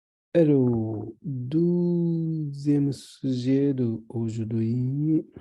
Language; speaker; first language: French; non-native, fluent; Japanese